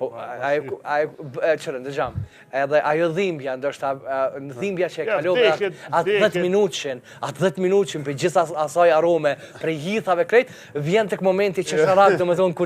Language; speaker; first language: Albanian; native; Albanian